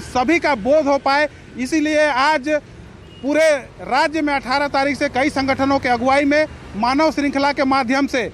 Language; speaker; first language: Hindi; native; Hindi